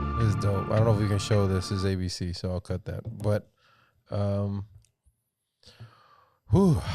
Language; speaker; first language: English; native; English